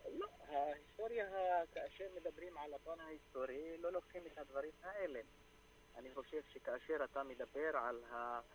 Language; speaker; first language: Hebrew; non-native, local second language; Arabic